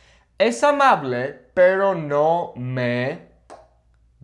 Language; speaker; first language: Spanish; non-native, fluent; English